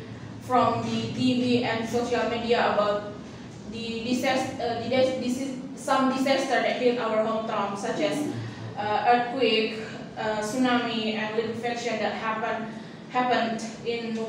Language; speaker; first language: English; non-native, fluent; Indonesian